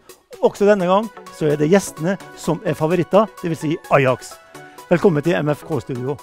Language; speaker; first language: Norwegian; native; Norwegian